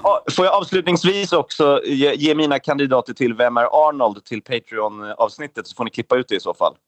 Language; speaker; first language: Swedish; native; Swedish